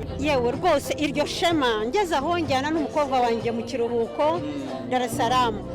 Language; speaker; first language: Kinyarwanda; early bilingual, heritage; Kinyarwanda